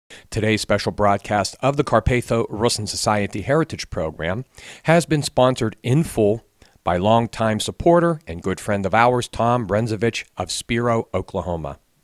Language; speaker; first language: English; native; English